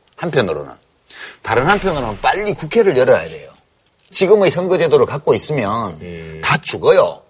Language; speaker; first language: Korean; native; Korean